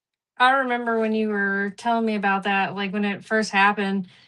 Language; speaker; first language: English; native; English